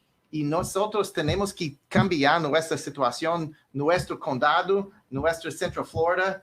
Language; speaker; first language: Spanish; non-native, learner; English